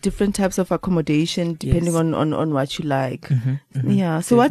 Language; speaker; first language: English; non-native, local second language; Xhosa